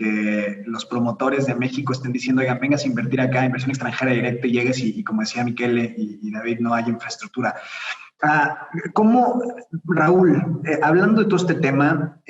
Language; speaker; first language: Spanish; native; Spanish